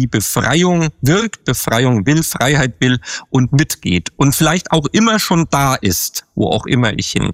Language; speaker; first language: German; native; German